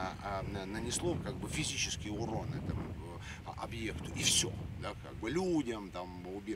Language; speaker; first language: Russian; native; Russian